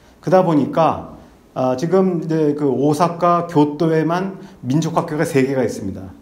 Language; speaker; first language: Korean; native; Korean